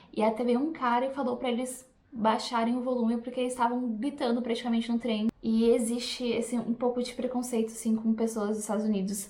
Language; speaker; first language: Portuguese; native; Portuguese